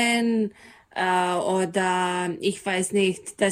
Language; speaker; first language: German; non-native, learner; Serbian